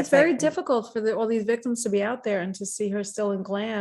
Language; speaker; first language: English; native; English